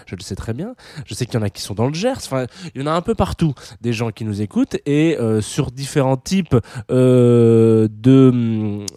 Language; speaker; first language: French; native; French